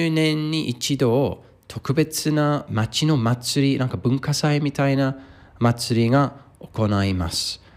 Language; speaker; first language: Japanese; non-native, fluent; English